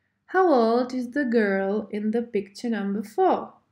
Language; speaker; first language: English; non-native, fluent; Czech